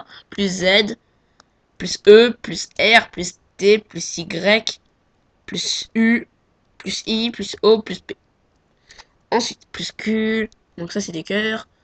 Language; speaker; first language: French; native; French